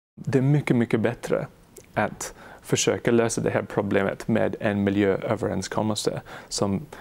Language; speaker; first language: Swedish; non-native, fluent; English